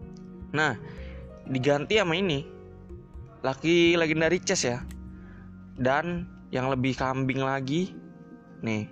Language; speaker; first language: Indonesian; native; Indonesian